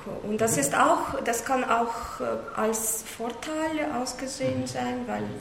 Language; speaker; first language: German; non-native, learner; Russian